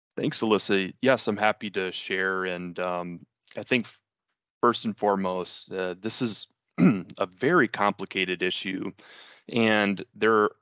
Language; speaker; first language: English; early bilingual, other home language; Spanish